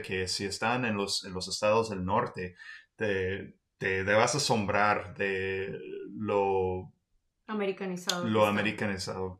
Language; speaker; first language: Spanish; non-native, fluent; English